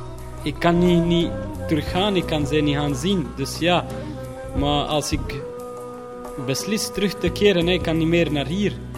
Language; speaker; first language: Dutch; non-native, learner; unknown